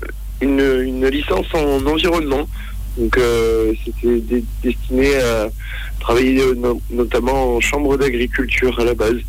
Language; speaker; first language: French; native; French